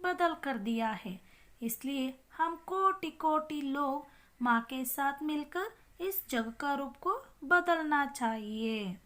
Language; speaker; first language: Hindi; non-native, local second language; Kannada